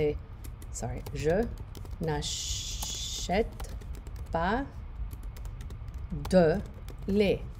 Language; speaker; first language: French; non-native, fluent; English